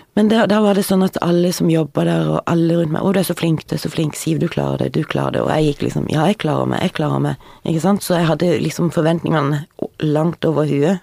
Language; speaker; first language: Norwegian; native; Norwegian